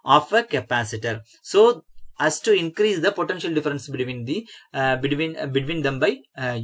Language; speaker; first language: English; non-native, local second language; Tamil